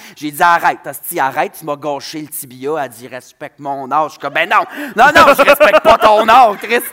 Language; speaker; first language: French; native; French